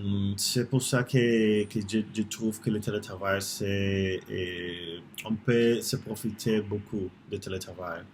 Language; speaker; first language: French; non-native, learner; Spanish